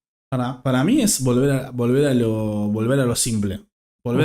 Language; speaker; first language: Spanish; native; Spanish